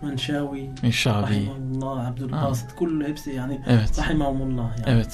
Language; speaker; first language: Turkish; non-native, learner; Arabic